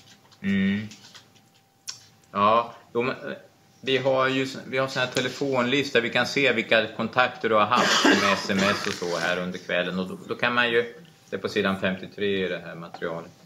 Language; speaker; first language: Swedish; native; Swedish